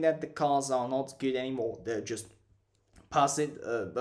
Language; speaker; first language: English; non-native, fluent; Czech